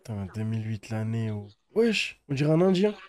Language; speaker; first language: French; native; French